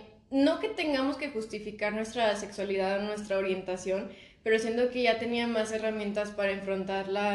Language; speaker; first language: Spanish; native; Spanish